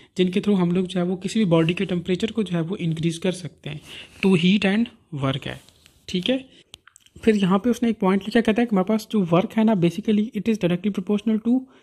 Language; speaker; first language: Urdu; non-native, local second language; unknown